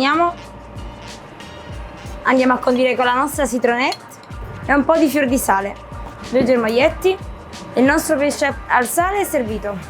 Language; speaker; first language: Italian; native; Italian